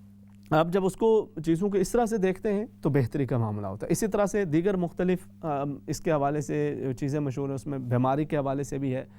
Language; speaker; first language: Urdu; native; Urdu